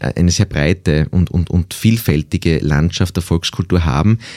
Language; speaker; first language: German; native; German